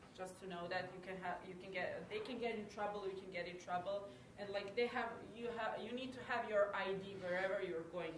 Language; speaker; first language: English; non-native, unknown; Serbian